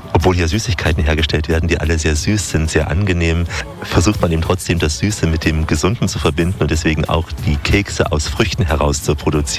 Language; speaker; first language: German; native; German